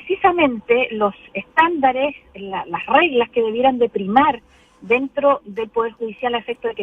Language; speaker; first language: Spanish; native; Spanish